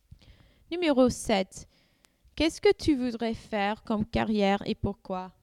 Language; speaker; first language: French; non-native, learner; English